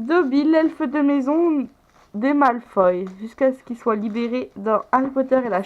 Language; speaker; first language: French; native; French